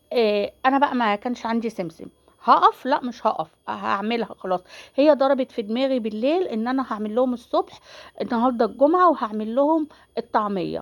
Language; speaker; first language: Arabic; native; Arabic